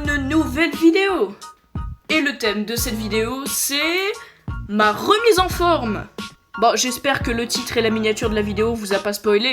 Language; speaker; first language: French; native; French